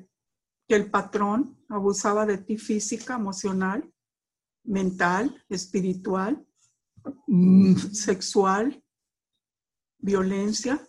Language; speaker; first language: Spanish; native; Spanish